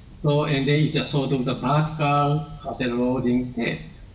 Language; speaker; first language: English; non-native, learner; Japanese